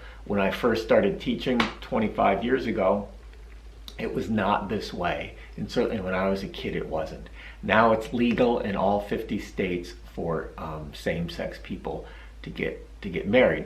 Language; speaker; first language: English; native; English